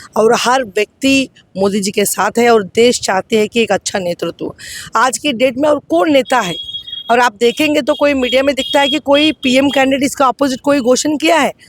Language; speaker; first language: Hindi; non-native, local second language; Tamil